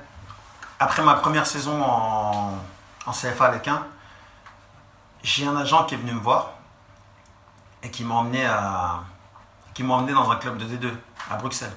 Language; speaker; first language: French; native; French